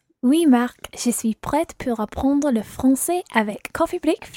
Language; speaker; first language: French; non-native, learner; English